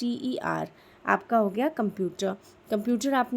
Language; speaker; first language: Hindi; native; Hindi